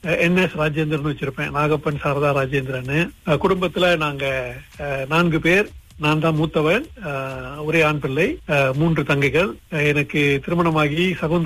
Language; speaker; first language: Tamil; early bilingual, heritage; Tamil